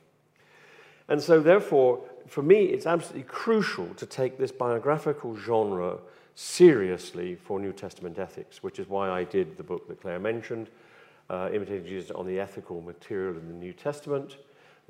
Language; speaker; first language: English; native; English